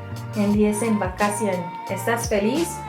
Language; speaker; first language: Spanish; non-native, learner; English